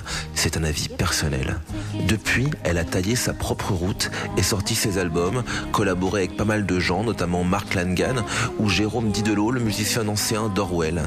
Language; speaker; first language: French; native; French